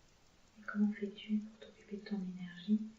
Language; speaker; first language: French; native; French